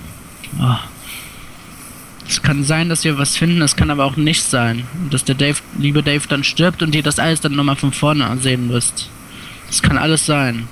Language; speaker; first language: German; native; German